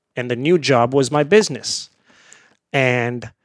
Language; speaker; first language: English; early bilingual, other home language; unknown